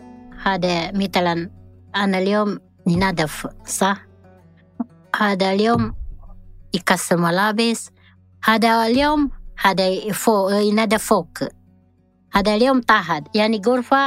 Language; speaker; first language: Arabic; non-native, learner; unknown